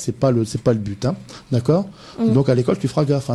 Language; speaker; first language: French; native; French